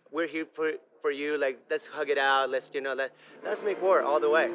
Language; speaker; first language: English; non-native, fluent; Spanish